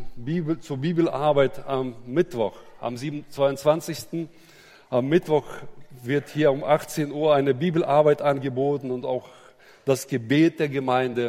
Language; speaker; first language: German; native; German